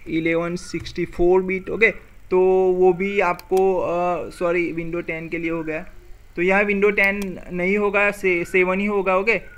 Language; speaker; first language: Hindi; non-native, local second language; Gujarati